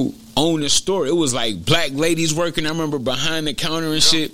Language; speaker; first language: English; native; English